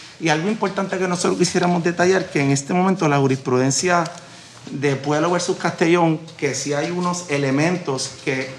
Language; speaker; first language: Spanish; native; Spanish